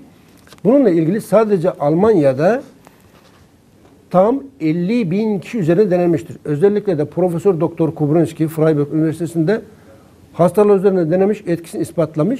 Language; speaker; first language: Turkish; native; Turkish